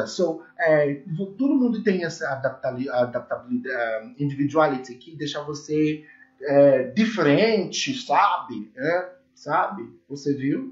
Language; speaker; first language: Portuguese; non-native, learner; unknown